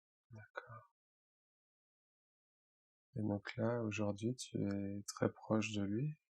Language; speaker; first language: French; native; French